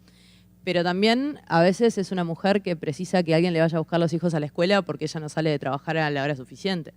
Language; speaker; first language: Spanish; native; Spanish